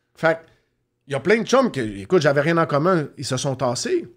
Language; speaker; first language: French; native; French